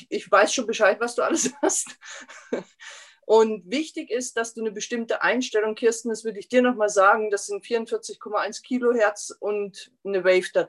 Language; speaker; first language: German; native; German